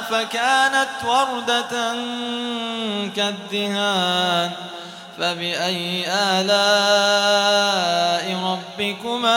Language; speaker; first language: Arabic; native; Arabic